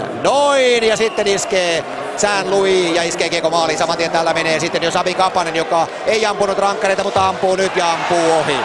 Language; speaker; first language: Finnish; native; Finnish